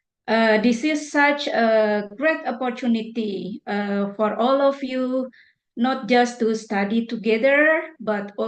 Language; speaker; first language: English; non-native, fluent; Indonesian